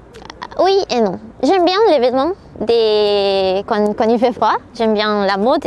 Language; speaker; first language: French; non-native, learner; Spanish